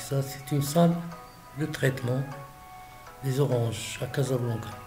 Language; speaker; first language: French; non-native, local second language; Arabic